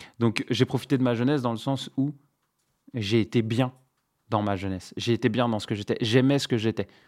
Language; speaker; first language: French; non-native, local second language; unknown